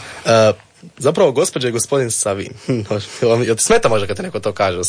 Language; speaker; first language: Serbian; native; Serbian